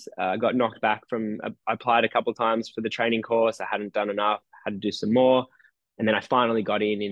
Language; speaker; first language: English; native; English